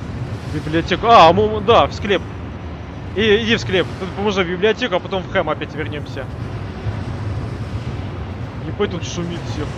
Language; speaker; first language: Russian; native; Russian